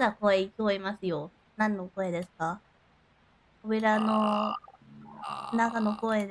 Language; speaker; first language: Japanese; non-native, learner; Thai